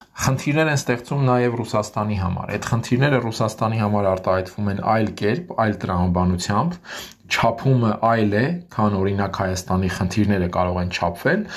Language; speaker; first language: Armenian; native; Armenian